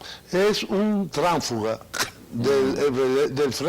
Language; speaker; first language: Spanish; native; Spanish